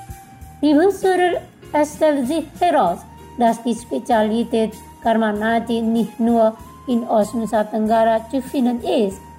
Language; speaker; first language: German; non-native, fluent; Indonesian